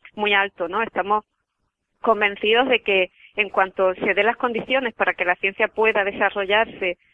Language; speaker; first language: Spanish; native; Spanish